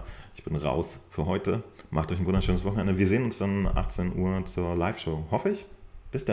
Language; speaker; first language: German; native; German